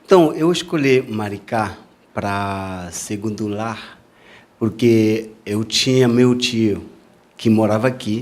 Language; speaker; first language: Portuguese; non-native, fluent; Haitian Creole